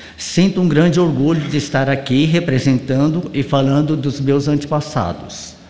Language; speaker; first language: Portuguese; native; Portuguese